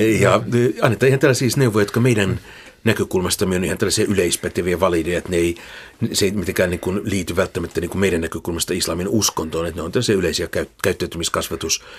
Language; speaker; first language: Finnish; native; Finnish